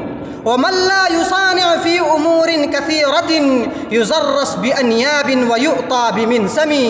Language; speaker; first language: Arabic; non-native, learner; Urdu